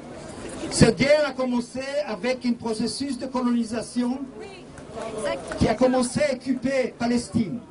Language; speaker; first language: French; non-native, fluent; Hebrew